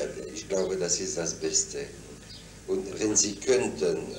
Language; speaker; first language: German; non-native, fluent; French